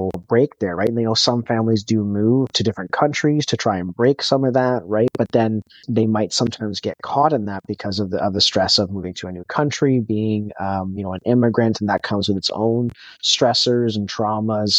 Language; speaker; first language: English; native; English